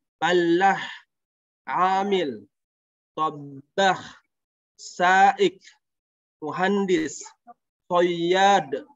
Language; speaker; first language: Arabic; non-native, learner; Indonesian